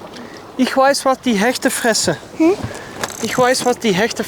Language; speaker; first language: German; non-native, learner; Dutch